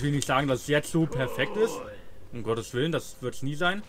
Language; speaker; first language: German; native; German